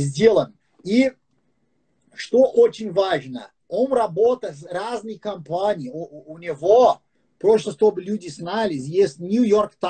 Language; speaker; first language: Russian; non-native, fluent; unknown